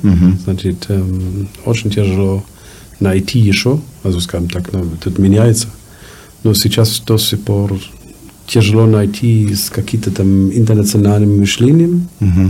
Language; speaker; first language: Russian; non-native, learner; German